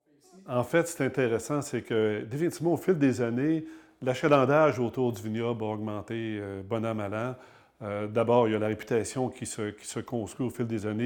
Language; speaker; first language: French; native; French